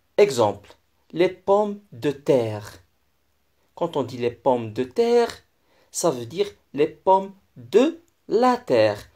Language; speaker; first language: French; non-native, local second language; Arabic